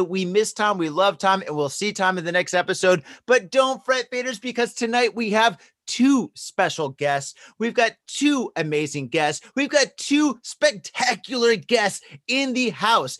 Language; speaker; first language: English; native; English